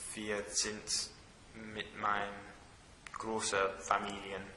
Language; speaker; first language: German; non-native, learner; English